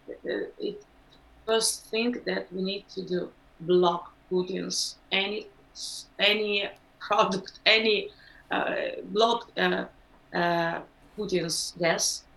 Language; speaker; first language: English; non-native, learner; Ukrainian